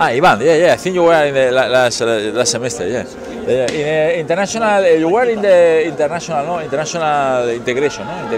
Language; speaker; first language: English; non-native, learner; Spanish